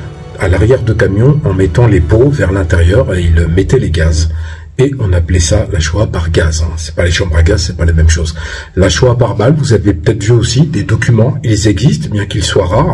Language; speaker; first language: French; native; French